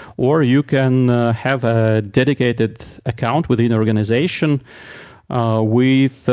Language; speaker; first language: English; non-native, fluent; Latvian